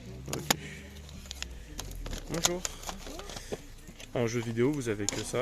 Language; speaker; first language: French; native; French